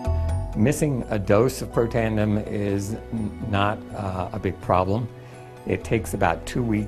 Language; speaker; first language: English; native; English